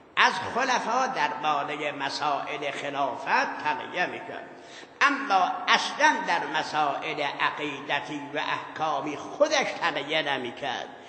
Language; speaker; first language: Persian; non-native, local second language; Azerbaijani